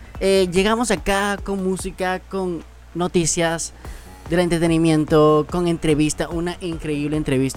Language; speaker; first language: Spanish; native; Spanish